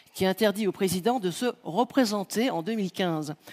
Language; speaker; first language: French; native; French